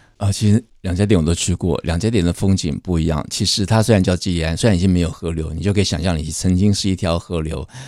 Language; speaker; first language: Chinese; native; Chinese